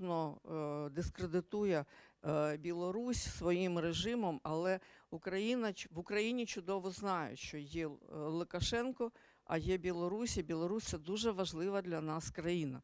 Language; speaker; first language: Ukrainian; native; Ukrainian